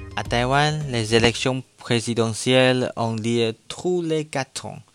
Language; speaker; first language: French; non-native, learner; Chinese